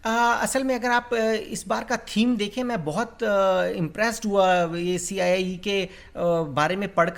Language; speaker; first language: Hindi; native; Hindi